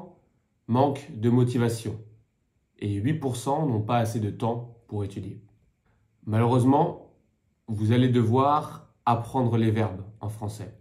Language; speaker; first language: French; native; French